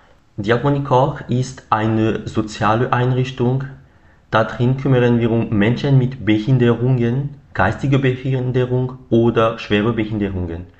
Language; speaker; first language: German; non-native, learner; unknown